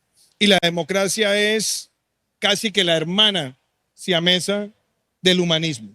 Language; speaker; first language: Spanish; native; Spanish